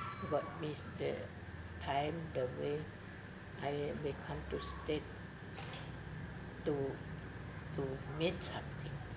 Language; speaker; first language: English; non-native, learner; Indonesian